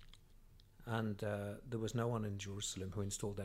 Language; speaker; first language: English; native; English